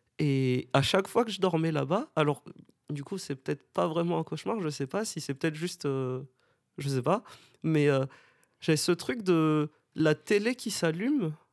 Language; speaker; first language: French; non-native, local second language; Malagasy